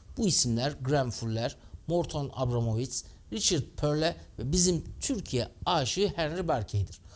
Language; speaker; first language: Turkish; native; Turkish